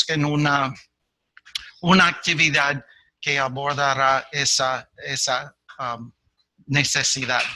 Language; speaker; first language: Spanish; non-native, fluent; English